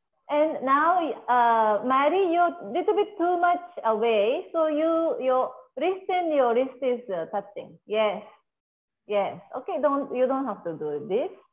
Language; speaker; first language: English; non-native, fluent; Japanese